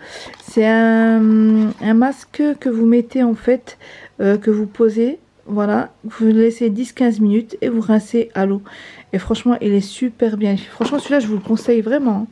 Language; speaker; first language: French; native; French